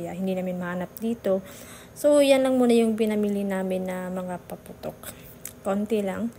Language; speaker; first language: Filipino; native; Filipino